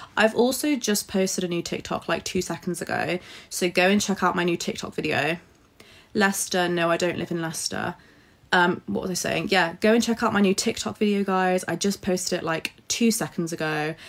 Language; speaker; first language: English; native; English